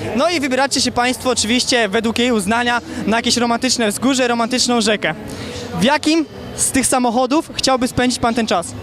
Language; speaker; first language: Polish; native; Polish